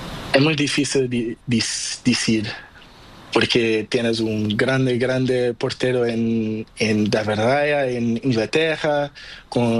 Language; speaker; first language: Spanish; non-native, learner; Portuguese